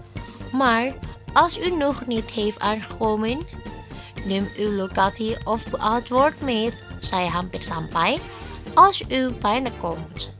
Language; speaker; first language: Dutch; non-native, learner; Indonesian